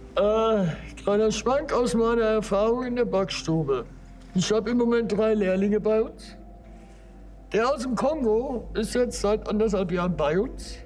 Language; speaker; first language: German; native; German